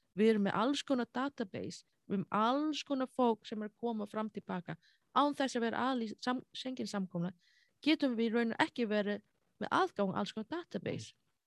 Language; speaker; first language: Icelandic; non-native, fluent; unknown